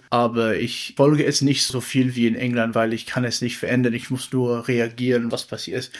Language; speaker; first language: German; non-native, learner; English